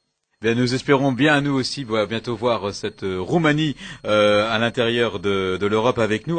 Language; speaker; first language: French; native; French